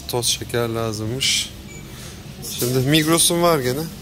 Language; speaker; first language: Turkish; native; Turkish